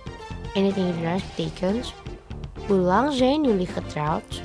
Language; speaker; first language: Dutch; non-native, learner; Indonesian